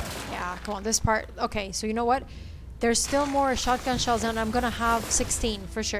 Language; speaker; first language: English; early bilingual, other home language; Italian